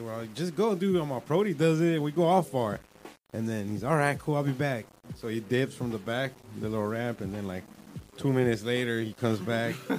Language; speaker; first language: English; early bilingual, other home language; Spanish